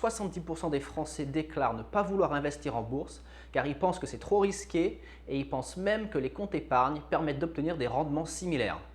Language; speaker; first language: French; native; French